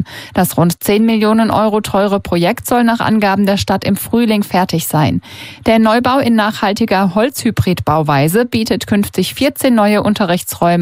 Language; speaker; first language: German; native; German